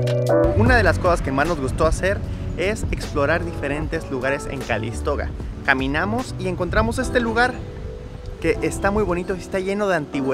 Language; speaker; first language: Spanish; native; Spanish